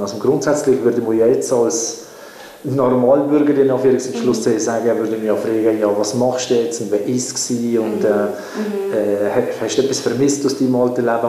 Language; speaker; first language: German; native; German